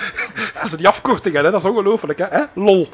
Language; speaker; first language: Dutch; native; Dutch